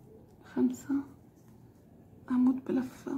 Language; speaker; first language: Arabic; native; Arabic